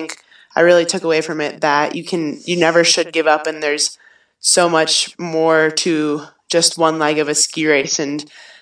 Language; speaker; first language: English; native; English